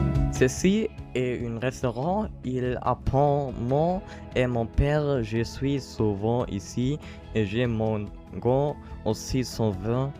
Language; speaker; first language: French; non-native, learner; German